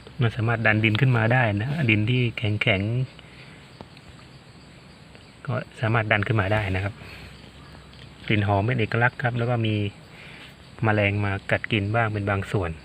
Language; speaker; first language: Thai; native; Thai